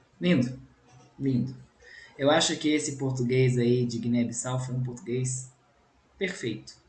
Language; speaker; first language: Portuguese; native; Portuguese